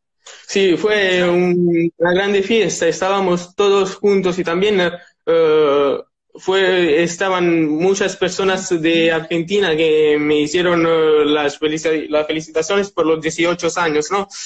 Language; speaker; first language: Spanish; non-native, learner; Italian